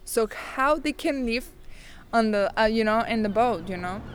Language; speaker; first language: English; non-native, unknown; Spanish